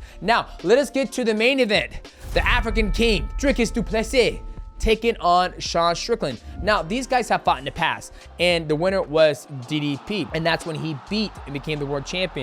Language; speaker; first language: English; native; English